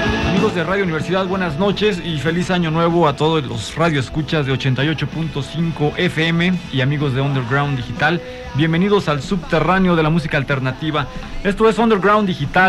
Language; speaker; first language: Spanish; native; Spanish